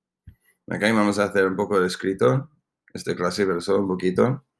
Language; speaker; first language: Spanish; non-native, fluent; English